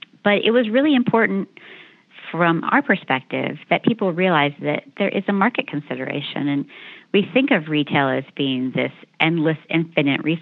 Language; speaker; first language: English; native; English